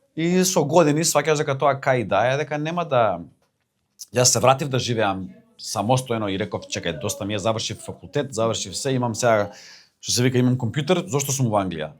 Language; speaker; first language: Macedonian; native; Macedonian